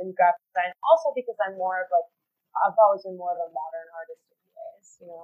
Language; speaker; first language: English; native; English